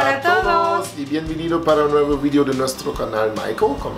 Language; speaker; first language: Spanish; non-native, fluent; German